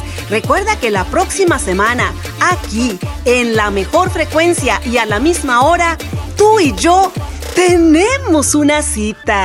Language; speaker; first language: Spanish; native; Spanish